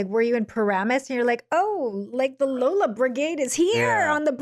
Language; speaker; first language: English; native; English